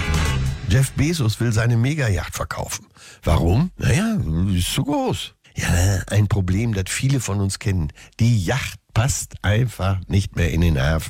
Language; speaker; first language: German; native; German